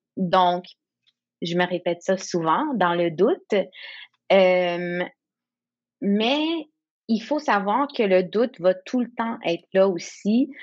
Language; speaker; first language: French; non-native, local second language; English